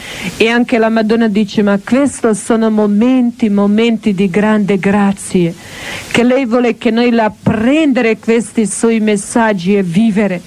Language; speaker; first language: Italian; non-native, learner; Croatian